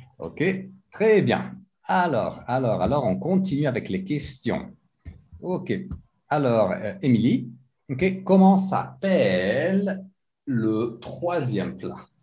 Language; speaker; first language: French; non-native, fluent; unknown